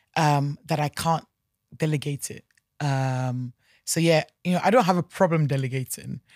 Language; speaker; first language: English; non-native, local second language; Yoruba